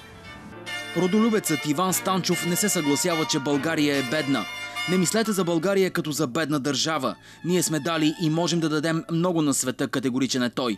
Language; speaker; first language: Bulgarian; native; Bulgarian